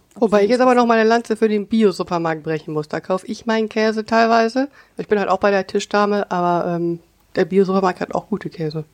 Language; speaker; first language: German; native; German